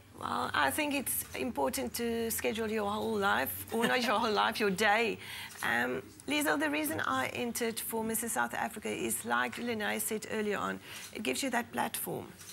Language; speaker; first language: English; non-native, local second language; Afrikaans